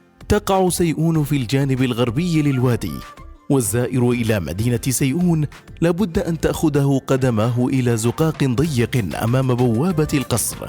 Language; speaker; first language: Arabic; native; Arabic